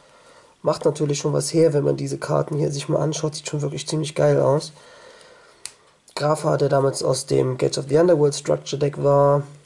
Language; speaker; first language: German; native; German